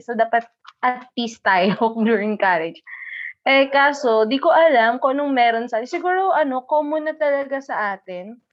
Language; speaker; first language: Filipino; non-native, local second language; Hiligaynon